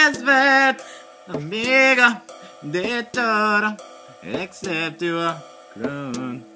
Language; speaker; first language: Spanish; non-native, learner; English